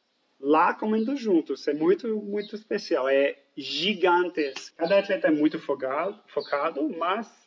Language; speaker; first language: Portuguese; non-native, fluent; French